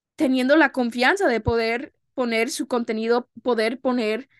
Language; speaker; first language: Spanish; early bilingual, heritage; Spanish